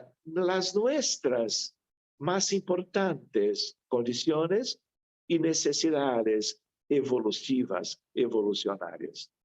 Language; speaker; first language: Spanish; non-native, fluent; Portuguese